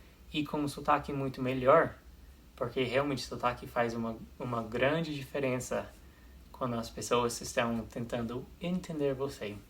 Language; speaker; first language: Portuguese; non-native, fluent; English